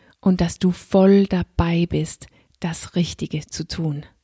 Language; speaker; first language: German; non-native, fluent; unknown